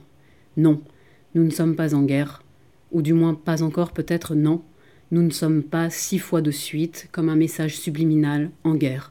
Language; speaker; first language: French; native; French